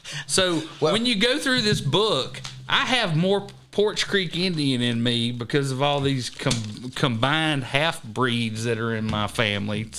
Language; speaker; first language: English; native; English